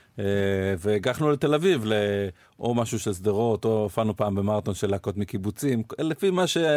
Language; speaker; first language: Hebrew; native; Hebrew